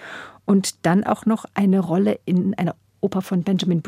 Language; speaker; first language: German; native; German